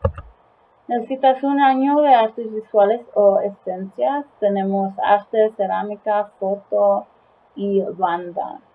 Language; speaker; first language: Spanish; early bilingual, heritage; Spanish